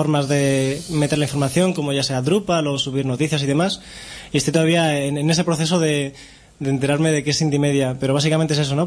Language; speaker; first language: Spanish; native; Spanish